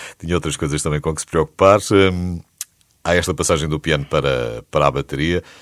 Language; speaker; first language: Portuguese; native; Portuguese